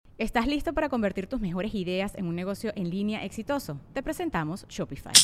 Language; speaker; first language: Spanish; native; Spanish